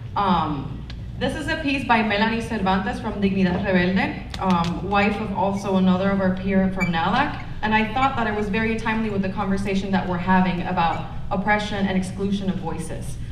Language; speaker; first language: English; non-native, fluent; Spanish